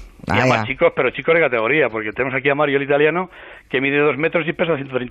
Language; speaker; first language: Spanish; native; Spanish